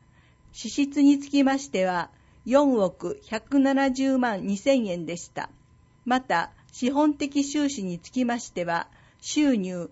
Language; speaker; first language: Japanese; native; Japanese